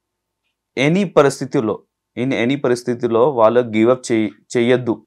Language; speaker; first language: Telugu; non-native, fluent; Urdu